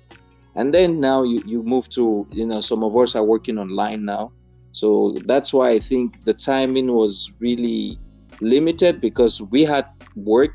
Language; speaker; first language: English; non-native, local second language; Fula